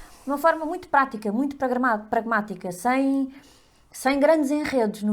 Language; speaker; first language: Portuguese; native; Portuguese